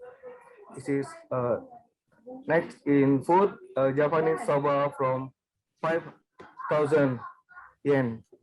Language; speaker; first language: English; non-native, learner; Indonesian